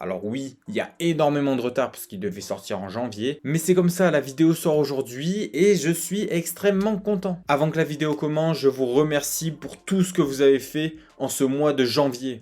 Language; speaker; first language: French; native; French